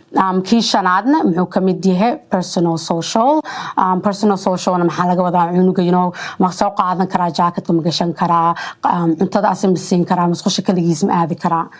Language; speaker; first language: Somali; early bilingual, heritage; Somali